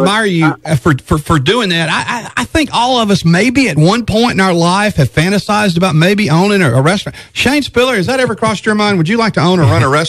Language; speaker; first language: English; native; English